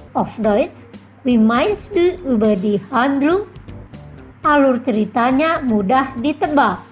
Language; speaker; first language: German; non-native, fluent; Indonesian